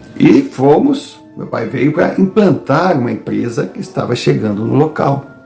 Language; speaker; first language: Portuguese; native; Portuguese